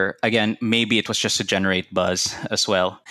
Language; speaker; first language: English; non-native, local second language; Cebuano